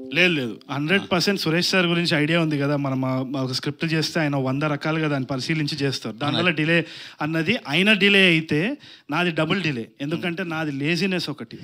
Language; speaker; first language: Telugu; native; Telugu